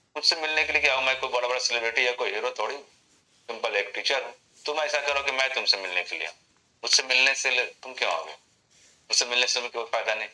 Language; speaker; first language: Hindi; native; Hindi